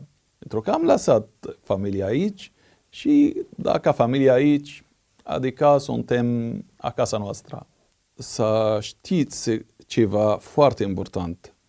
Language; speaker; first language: Romanian; non-native, fluent; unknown